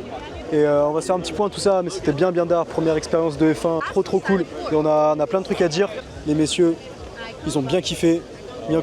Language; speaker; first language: French; native; French